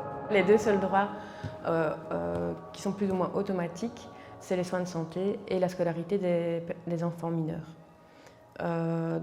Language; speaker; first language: French; native; French